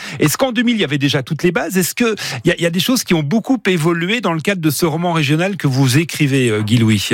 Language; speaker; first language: French; native; French